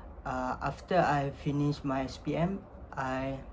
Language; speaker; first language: English; non-native, learner; Malay